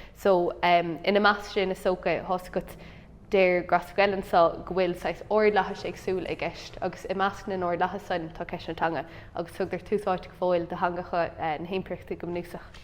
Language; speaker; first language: Irish; non-native, local second language; English